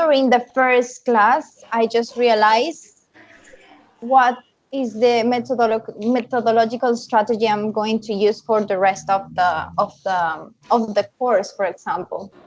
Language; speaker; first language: English; non-native, fluent; Spanish